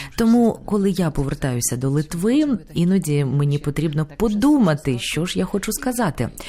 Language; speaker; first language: Ukrainian; non-native, fluent; Lithuanian